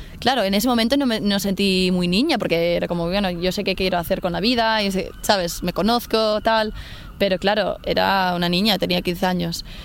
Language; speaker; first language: Spanish; non-native, fluent; English